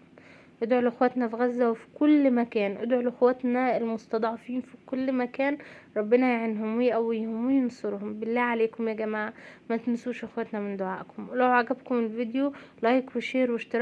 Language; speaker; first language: Arabic; native; Arabic